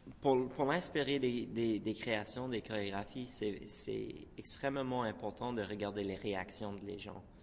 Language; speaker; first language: French; non-native, local second language; English